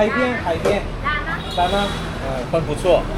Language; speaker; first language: Chinese; non-native, learner; Korean